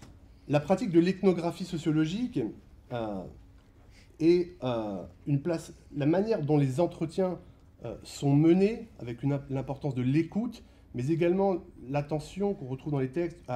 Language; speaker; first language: French; native; French